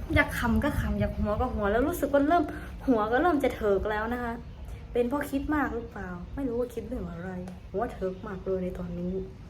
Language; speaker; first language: Thai; native; Thai